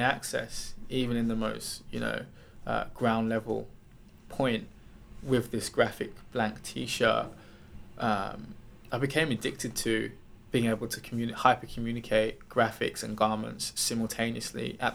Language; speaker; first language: English; native; English